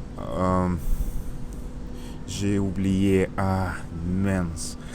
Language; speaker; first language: French; non-native, learner; Russian